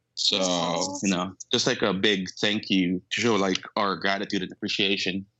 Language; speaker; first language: English; non-native, local second language; Filipino